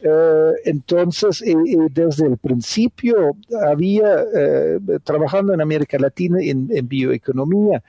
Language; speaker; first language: Spanish; non-native, fluent; Dutch